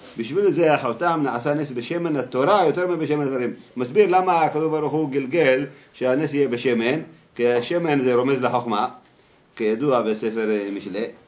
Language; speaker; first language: Hebrew; native; Hebrew